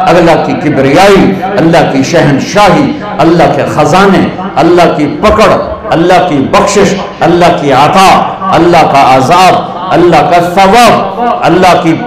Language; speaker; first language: Urdu; non-native, local second language; Punjabi